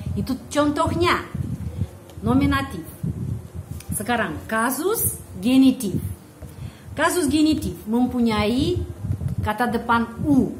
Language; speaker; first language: Indonesian; non-native, fluent; Russian